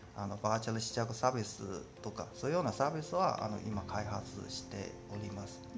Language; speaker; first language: Japanese; non-native, fluent; Chinese